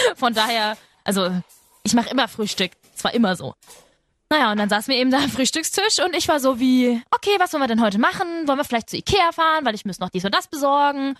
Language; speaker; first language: German; early bilingual, other home language; Spanish